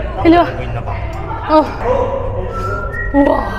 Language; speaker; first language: Korean; non-native, fluent; Arabic